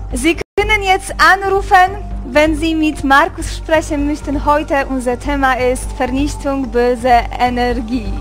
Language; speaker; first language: German; non-native, fluent; Hungarian